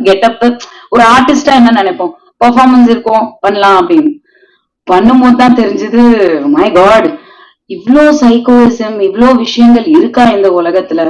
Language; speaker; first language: Tamil; native; Tamil